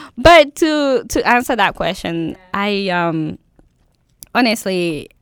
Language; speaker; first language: English; non-native, local second language; Yoruba